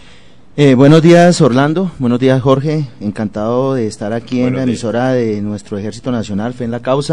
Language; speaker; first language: Spanish; native; Spanish